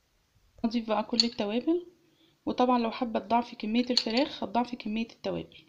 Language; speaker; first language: Arabic; native; Arabic